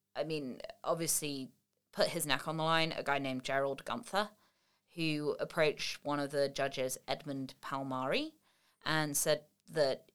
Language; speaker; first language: English; native; English